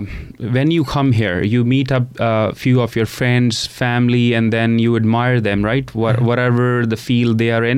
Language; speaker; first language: English; non-native, local second language; Punjabi